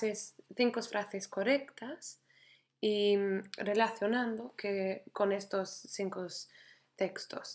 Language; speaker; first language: Spanish; non-native, fluent; English